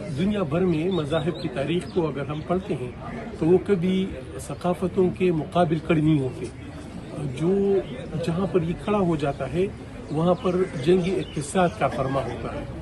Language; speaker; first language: Urdu; non-native, local second language; Pashto